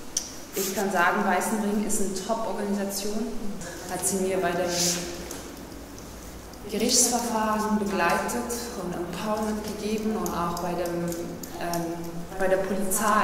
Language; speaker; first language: German; non-native, fluent; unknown